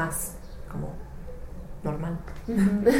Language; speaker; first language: Spanish; non-native, fluent; English